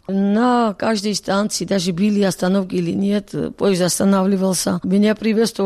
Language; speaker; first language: Russian; non-native, local second language; Georgian